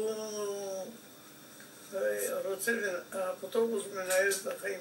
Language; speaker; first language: Hebrew; non-native, fluent; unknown